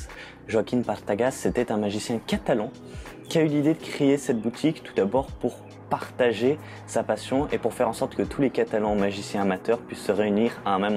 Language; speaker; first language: French; native; French